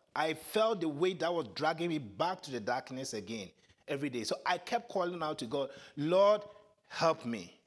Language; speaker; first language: English; non-native, local second language; Akan